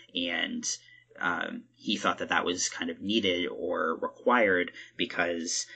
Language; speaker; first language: English; native; English